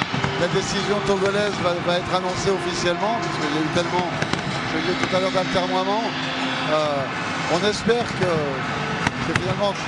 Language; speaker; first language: French; native; French